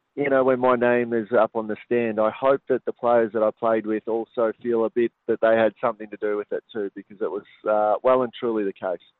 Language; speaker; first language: English; native; English